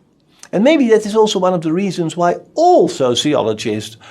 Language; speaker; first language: English; non-native, fluent; Dutch